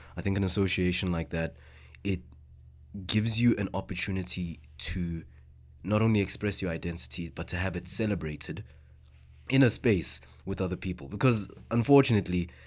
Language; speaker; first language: English; non-native, local second language; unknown